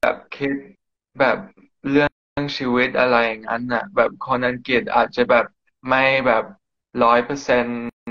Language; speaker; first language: Thai; early bilingual, other home language; English